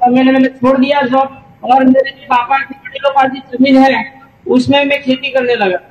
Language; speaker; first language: Hindi; non-native, local second language; Gujarati